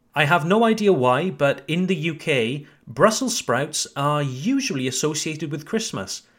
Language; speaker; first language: English; native; English